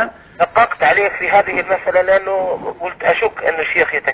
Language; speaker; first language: Arabic; native; Arabic